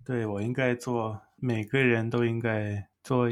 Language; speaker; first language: Chinese; non-native, fluent; English